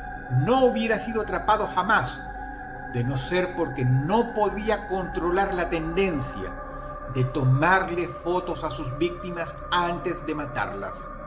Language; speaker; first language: Spanish; native; Spanish